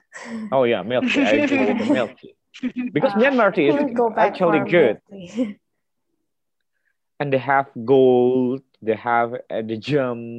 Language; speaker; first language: English; non-native, fluent; Indonesian